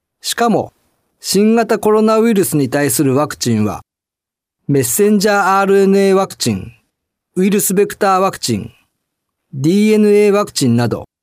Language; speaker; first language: Japanese; native; Japanese